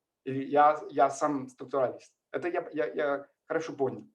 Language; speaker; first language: Russian; non-native, fluent; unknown